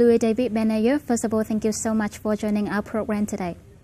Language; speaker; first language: English; non-native, fluent; Vietnamese